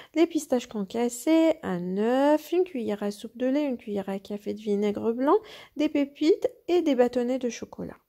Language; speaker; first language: French; non-native, local second language; Arabic